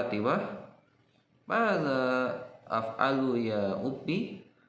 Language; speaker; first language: Arabic; non-native, fluent; Indonesian